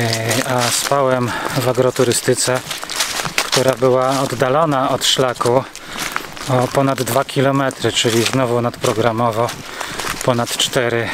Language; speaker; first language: Polish; native; Polish